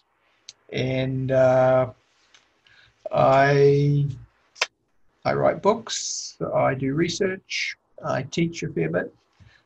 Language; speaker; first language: English; native; English